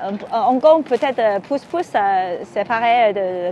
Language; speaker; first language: French; non-native, learner; Cantonese